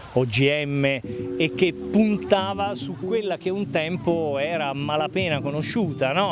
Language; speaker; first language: Italian; native; Italian